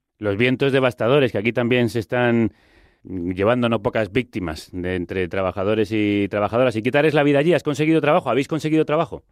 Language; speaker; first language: Spanish; native; Spanish